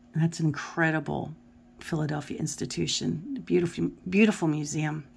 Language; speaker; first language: English; native; English